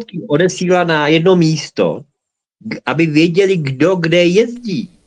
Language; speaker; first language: Czech; native; Czech